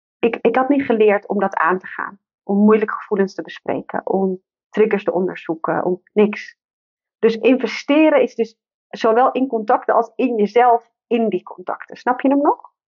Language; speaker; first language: Dutch; native; Dutch